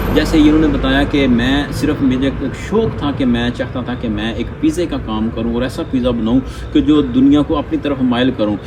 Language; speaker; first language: Urdu; native; Urdu